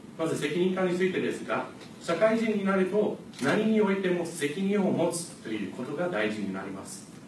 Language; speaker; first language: Japanese; non-native, fluent; English